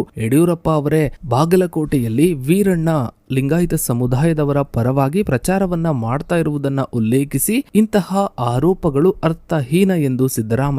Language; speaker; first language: Kannada; native; Kannada